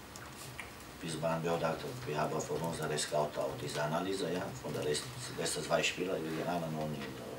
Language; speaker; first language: German; non-native, learner; Romanian